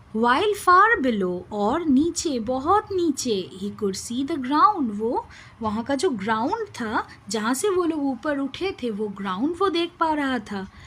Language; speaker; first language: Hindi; non-native, local second language; Bangla